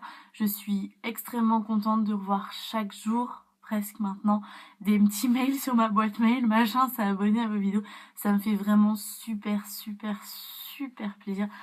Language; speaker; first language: French; native; French